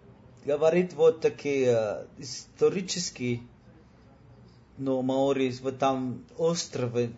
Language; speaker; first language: Russian; non-native, learner; Spanish